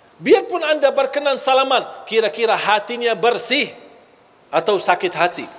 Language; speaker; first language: Malay; non-native, fluent; Arabic